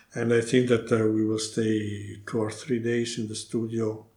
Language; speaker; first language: English; non-native, learner; Italian